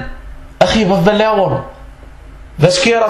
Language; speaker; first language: Danish; early bilingual, other home language; Arabic